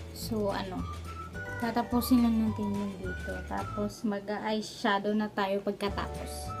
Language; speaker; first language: Filipino; non-native, local second language; Cebuano